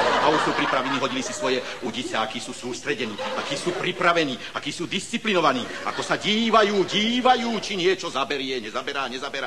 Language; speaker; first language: Slovak; native; Slovak